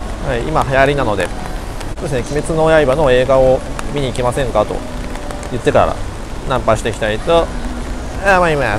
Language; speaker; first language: Japanese; native; Japanese